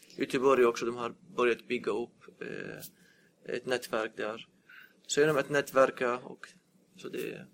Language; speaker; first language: Swedish; non-native, fluent; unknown